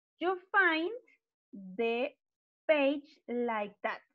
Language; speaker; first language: English; non-native, learner; Spanish